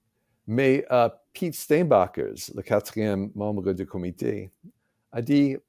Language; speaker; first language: French; non-native, fluent; English